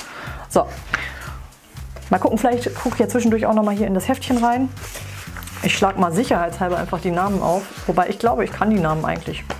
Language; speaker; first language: German; native; German